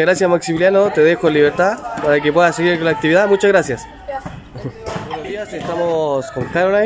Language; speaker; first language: Spanish; native; Spanish